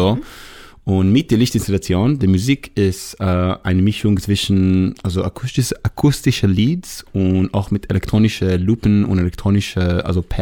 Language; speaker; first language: German; non-native, learner; Hebrew